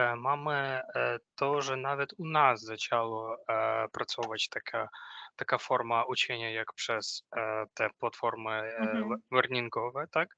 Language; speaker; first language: Polish; non-native, fluent; Ukrainian